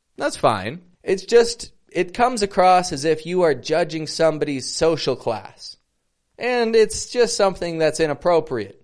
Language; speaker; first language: English; native; English